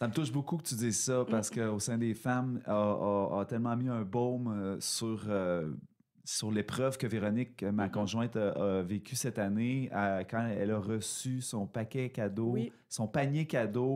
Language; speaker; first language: French; native; French